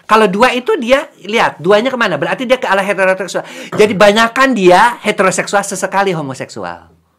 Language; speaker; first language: Indonesian; native; Indonesian